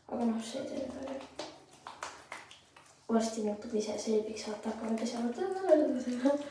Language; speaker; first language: Estonian; early bilingual, heritage; Estonian